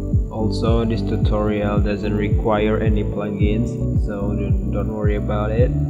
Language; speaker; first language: English; non-native, fluent; Indonesian